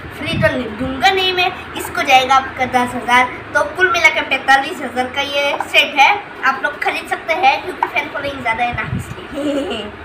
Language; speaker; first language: Hindi; non-native, local second language; Assamese